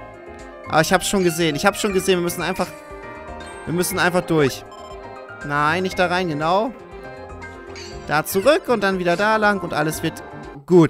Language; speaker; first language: German; native; German